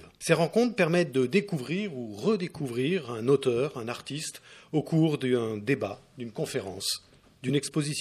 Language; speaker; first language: French; native; French